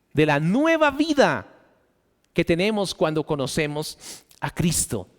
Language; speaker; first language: Spanish; native; Spanish